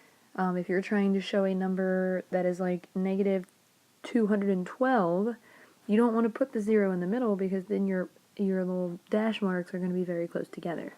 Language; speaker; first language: English; native; English